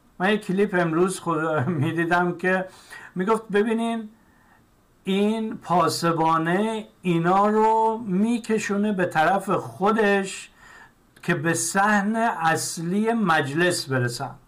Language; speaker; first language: Persian; native; Persian